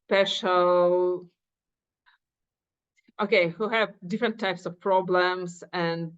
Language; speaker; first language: English; non-native, fluent; Ukrainian